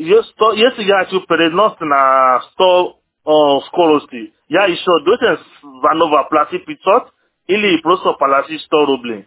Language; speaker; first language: Russian; non-native, learner; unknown